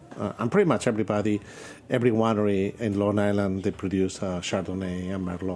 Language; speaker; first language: English; non-native, fluent; Spanish